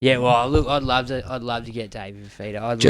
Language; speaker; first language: English; native; English